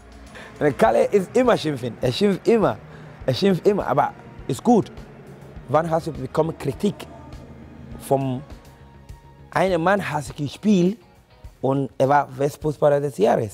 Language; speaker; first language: German; non-native, fluent; Akan